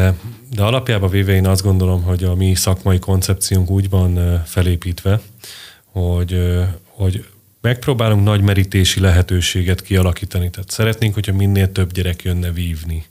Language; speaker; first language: Hungarian; native; Hungarian